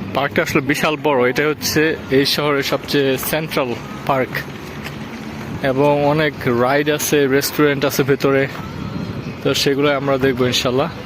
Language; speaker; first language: Bangla; native; Bangla